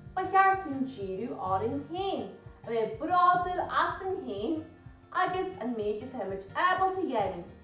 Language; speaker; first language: Irish; native; Irish